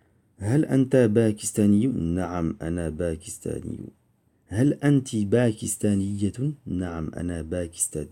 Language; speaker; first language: Arabic; non-native, fluent; French